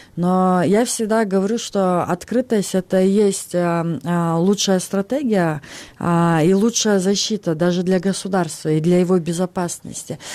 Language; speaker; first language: Russian; non-native, local second language; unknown